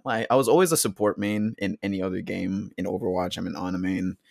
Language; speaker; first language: English; early bilingual, other home language; Spanish